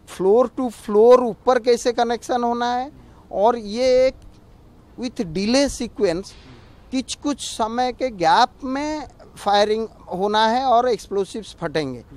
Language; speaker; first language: Hindi; non-native, local second language; Odia